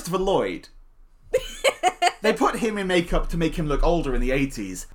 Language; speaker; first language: English; native; English